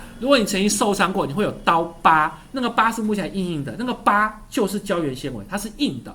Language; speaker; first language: Chinese; native; Chinese